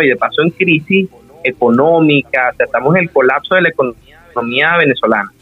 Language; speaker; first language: Spanish; native; Spanish